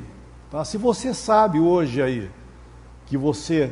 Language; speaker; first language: Portuguese; native; Portuguese